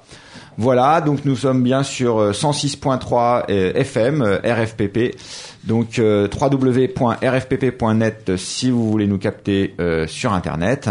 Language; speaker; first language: French; native; French